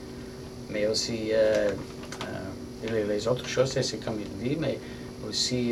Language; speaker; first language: French; non-native, learner; English